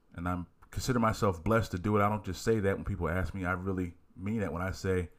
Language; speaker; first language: English; native; English